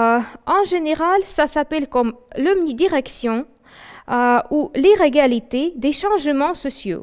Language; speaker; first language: French; non-native, fluent; Russian